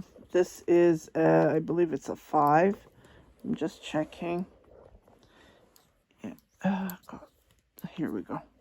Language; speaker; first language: English; non-native, fluent; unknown